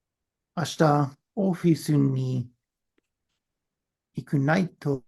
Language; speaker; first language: Japanese; non-native, learner; English